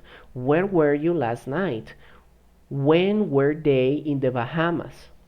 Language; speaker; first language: English; non-native, fluent; Spanish